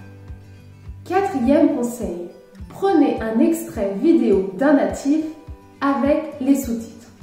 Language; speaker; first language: French; native; French